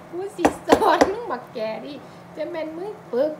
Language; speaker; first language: Norwegian; non-native, learner; Thai